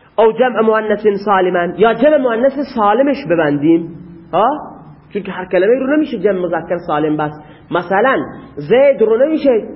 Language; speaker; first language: Persian; non-native, local second language; Baluchi